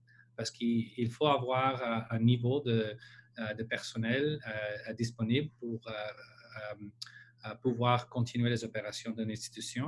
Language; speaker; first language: French; non-native, local second language; English